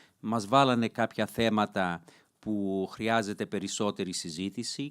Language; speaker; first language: Greek; early bilingual, heritage; Greek